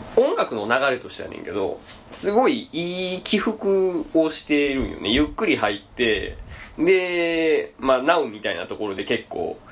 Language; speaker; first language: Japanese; native; Japanese